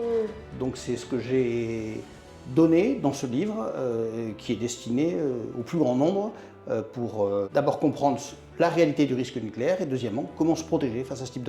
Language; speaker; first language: French; native; French